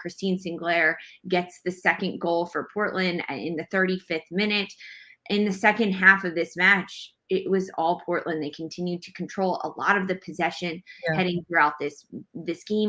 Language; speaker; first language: English; native; English